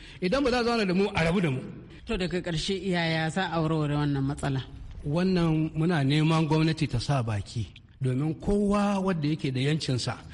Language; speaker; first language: Hausa; non-native, local second language; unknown